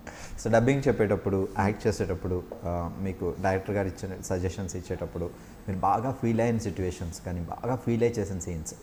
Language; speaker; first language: Telugu; native; Telugu